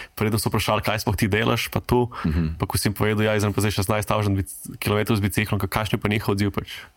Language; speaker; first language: Slovenian; native; Slovenian